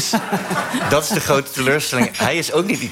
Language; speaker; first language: Dutch; native; Dutch